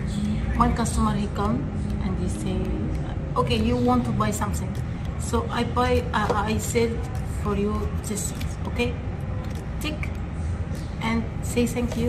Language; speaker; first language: English; non-native, learner; Arabic